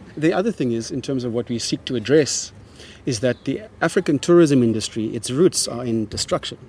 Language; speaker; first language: English; native; English